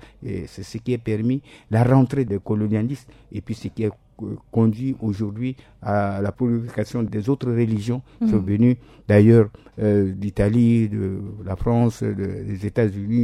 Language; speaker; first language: French; non-native, local second language; Sango